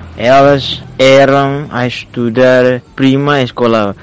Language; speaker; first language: Portuguese; non-native, fluent; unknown